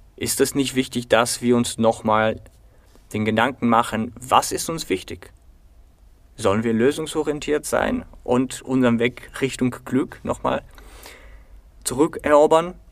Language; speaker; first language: German; non-native, fluent; Bulgarian